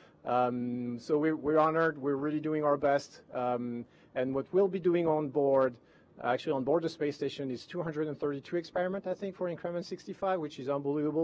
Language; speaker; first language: English; non-native, fluent; French